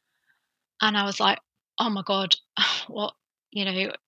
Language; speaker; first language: English; native; English